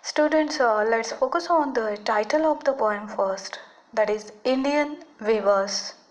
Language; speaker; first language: English; non-native, local second language; Marathi